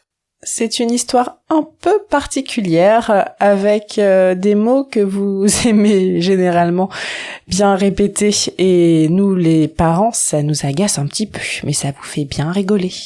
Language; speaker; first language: French; native; French